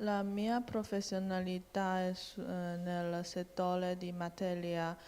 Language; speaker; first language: Italian; non-native, learner; Chinese